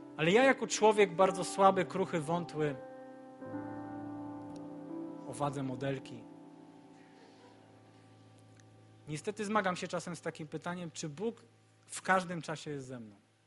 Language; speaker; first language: Polish; native; Polish